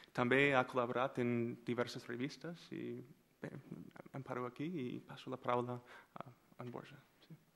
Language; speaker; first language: Catalan; non-native, fluent; English